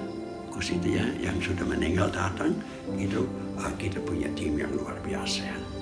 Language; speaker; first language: Indonesian; non-native, fluent; Dutch